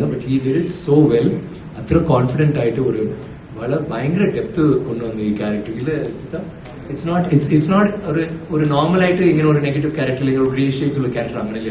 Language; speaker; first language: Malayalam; non-native, learner; Tamil